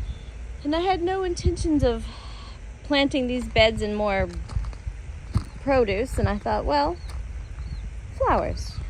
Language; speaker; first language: English; native; English